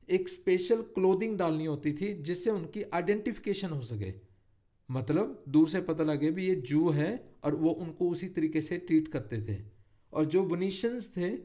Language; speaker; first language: Hindi; native; Hindi